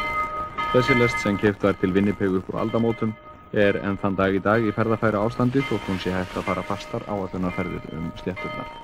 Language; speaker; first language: Icelandic; native; Icelandic